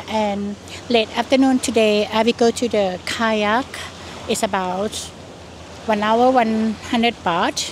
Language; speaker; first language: English; non-native, learner; Thai